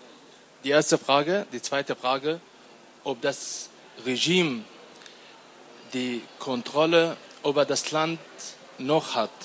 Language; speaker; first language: German; non-native, learner; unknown